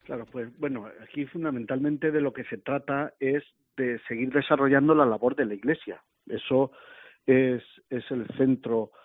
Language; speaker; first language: Spanish; native; Spanish